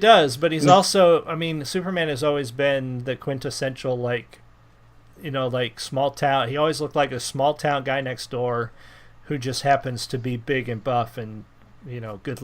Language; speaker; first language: English; native; English